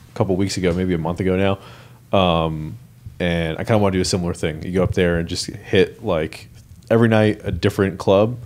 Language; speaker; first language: English; native; English